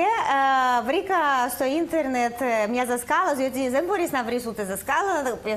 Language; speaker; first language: Greek; non-native, learner; Russian